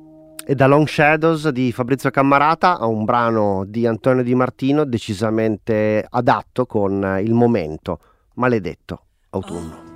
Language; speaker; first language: Italian; native; Italian